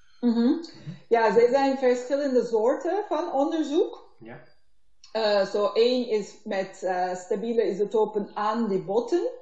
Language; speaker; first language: Dutch; non-native, learner; Turkish